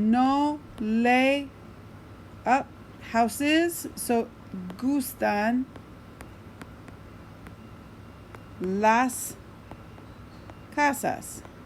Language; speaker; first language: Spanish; non-native, fluent; English